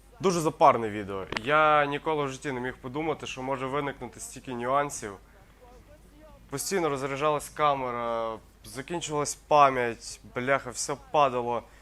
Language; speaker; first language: Ukrainian; native; Ukrainian